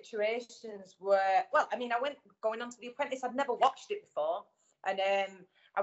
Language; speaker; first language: English; native; English